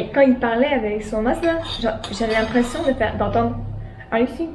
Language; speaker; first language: French; native; French